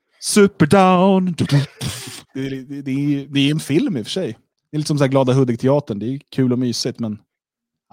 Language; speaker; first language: Swedish; native; Swedish